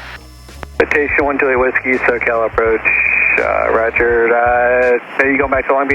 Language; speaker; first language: English; native; English